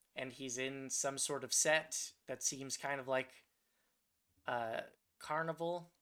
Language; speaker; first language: English; native; English